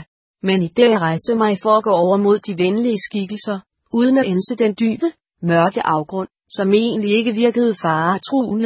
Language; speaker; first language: Danish; native; Danish